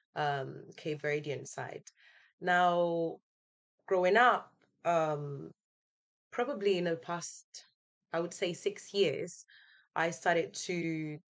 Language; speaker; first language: English; non-native, fluent; Italian